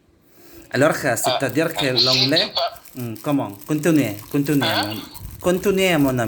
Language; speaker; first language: French; non-native, learner; Indonesian